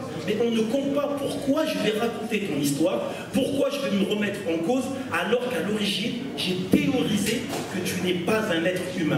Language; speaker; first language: French; native; French